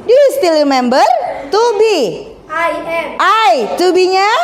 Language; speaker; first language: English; non-native, learner; Indonesian